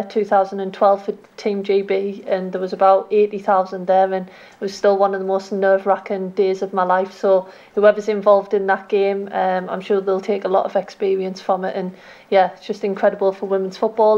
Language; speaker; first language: English; native; English